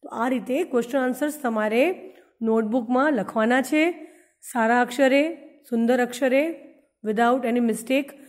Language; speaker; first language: Hindi; non-native, local second language; Gujarati